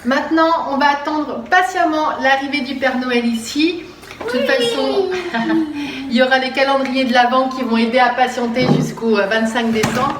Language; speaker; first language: French; native; French